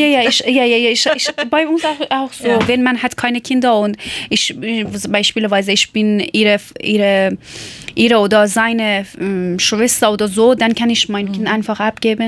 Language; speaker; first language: German; non-native, learner; Persian